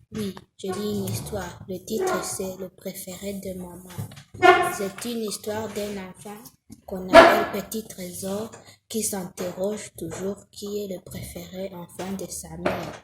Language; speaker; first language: French; non-native, local second language; Kinyarwanda